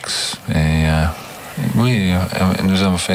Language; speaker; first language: French; non-native, learner; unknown